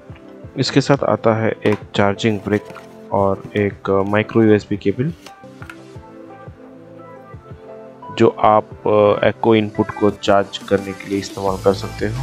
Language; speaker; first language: Hindi; native; Hindi